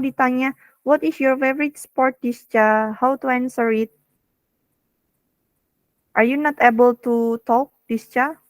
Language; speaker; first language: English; non-native, fluent; Indonesian